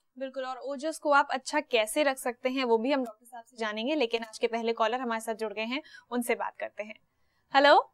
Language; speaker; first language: Hindi; native; Hindi